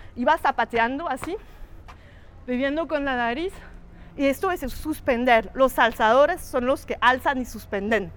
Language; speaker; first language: Spanish; non-native, fluent; French